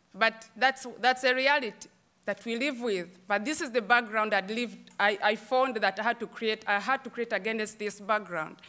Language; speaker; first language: English; non-native, local second language; Kinyarwanda